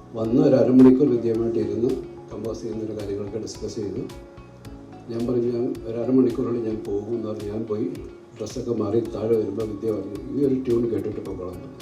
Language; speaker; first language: Malayalam; native; Malayalam